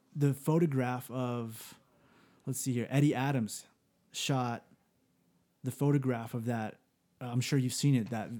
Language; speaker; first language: English; native; English